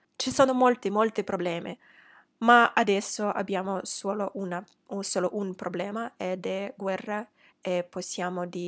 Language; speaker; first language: Italian; non-native, fluent; Russian